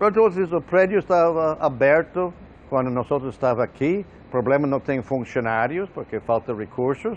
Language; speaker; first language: Portuguese; non-native, fluent; English